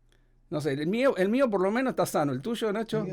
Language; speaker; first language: Spanish; native; Spanish